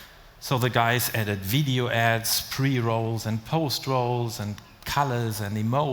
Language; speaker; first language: English; non-native, fluent; German